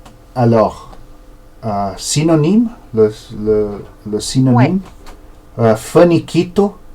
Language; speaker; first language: French; non-native, learner; Portuguese